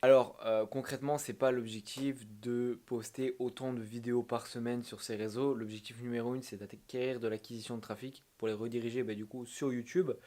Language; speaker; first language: French; native; French